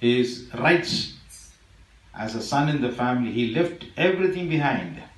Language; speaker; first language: English; non-native, local second language; Tamil